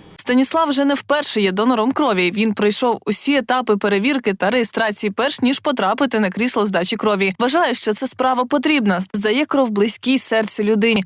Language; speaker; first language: Ukrainian; native; Ukrainian